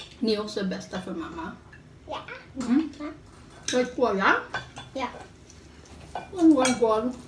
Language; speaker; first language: Swedish; non-native, learner; Thai